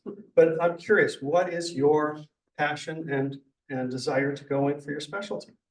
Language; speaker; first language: English; native; English